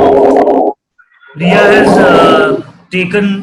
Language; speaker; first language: English; non-native, local second language; Hindi